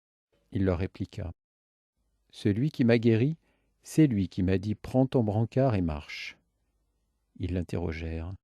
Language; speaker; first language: French; native; French